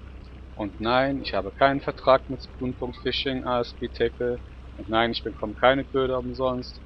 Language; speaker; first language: German; native; German